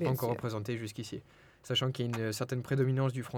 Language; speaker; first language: French; non-native, fluent; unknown